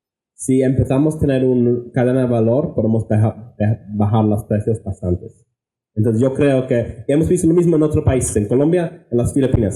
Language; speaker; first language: Spanish; non-native, fluent; English